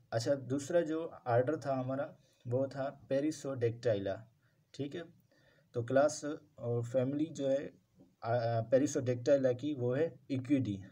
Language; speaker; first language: Urdu; non-native, local second language; Sindhi